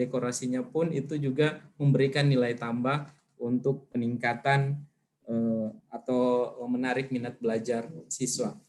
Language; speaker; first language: Indonesian; native; Indonesian